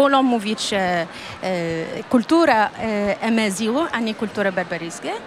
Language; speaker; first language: Polish; non-native, fluent; Arabic